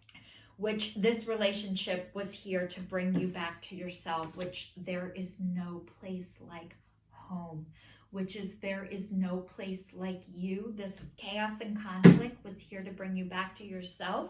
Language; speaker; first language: English; native; English